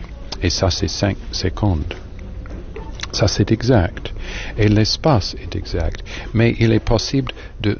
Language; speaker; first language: French; non-native, learner; English